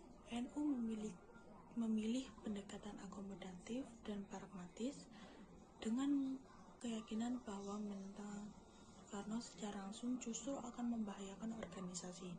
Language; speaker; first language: Indonesian; native; Indonesian